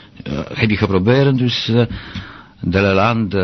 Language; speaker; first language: Dutch; non-native, learner; Romanian